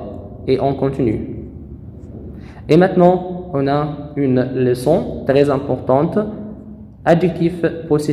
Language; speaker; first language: French; non-native, fluent; Arabic